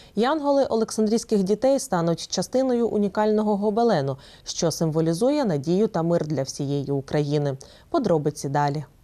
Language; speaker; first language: Ukrainian; native; Ukrainian